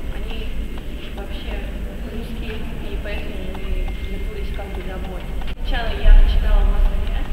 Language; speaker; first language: Russian; early bilingual, heritage; Russian